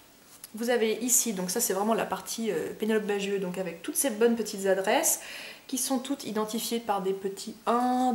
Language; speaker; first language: French; native; French